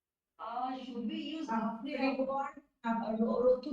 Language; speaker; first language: French; non-native, learner; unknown